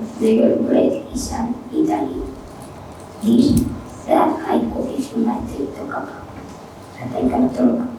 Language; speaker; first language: English; non-native, learner; Spanish